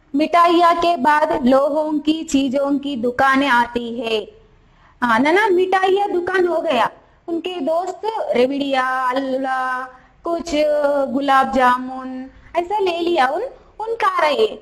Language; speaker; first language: Hindi; non-native, local second language; Telugu